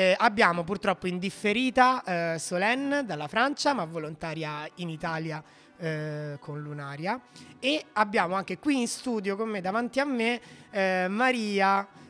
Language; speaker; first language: Italian; native; Italian